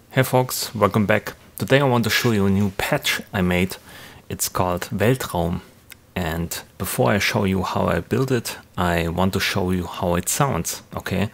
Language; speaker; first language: English; non-native, fluent; German